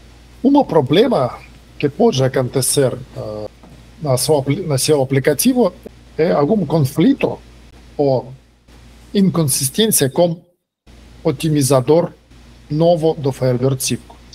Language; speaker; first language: Portuguese; non-native, fluent; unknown